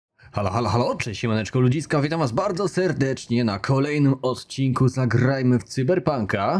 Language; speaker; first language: Polish; native; Polish